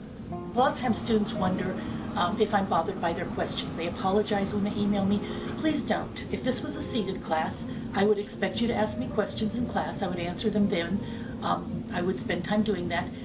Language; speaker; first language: English; native; English